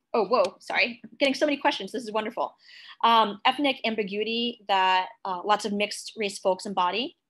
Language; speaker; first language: English; native; English